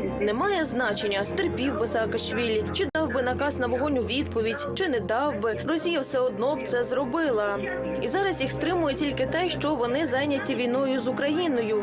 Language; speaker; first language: Ukrainian; non-native, fluent; Georgian